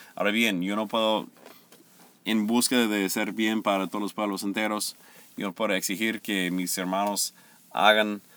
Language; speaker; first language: Spanish; non-native, fluent; English